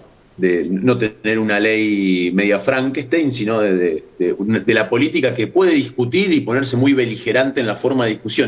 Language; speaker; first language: Spanish; native; Spanish